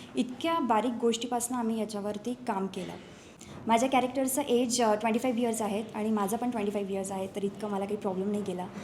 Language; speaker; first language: Marathi; native; Marathi